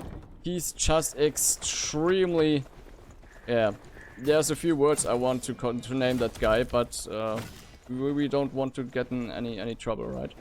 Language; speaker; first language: English; non-native, fluent; German